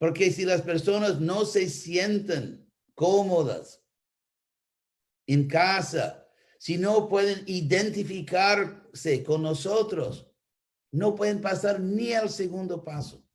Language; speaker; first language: Spanish; non-native, fluent; English